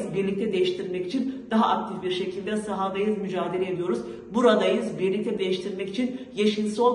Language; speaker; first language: Turkish; native; Turkish